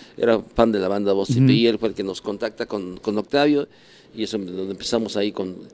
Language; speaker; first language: Spanish; native; Spanish